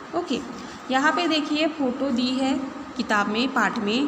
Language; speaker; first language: Hindi; non-native, local second language; Marathi